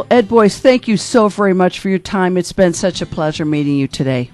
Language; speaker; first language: English; native; English